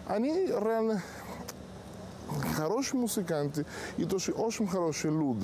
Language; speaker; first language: Russian; non-native, fluent; Spanish